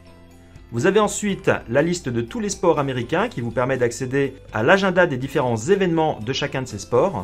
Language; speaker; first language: French; native; French